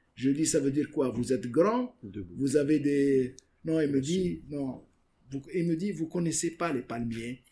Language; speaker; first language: French; non-native, local second language; Arabic